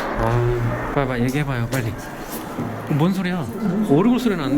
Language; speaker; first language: Korean; native; Korean